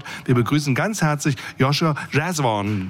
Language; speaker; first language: German; native; German